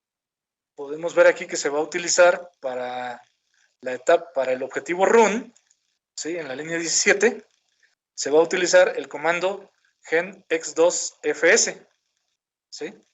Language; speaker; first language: Spanish; native; Spanish